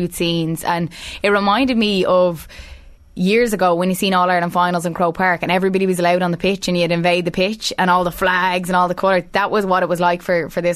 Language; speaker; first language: English; native; English